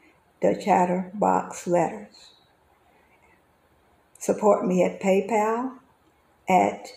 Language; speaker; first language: English; native; English